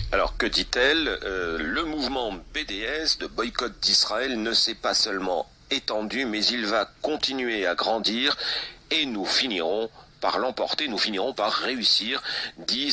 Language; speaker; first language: French; native; French